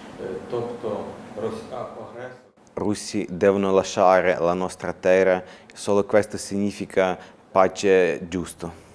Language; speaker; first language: Italian; non-native, learner; Ukrainian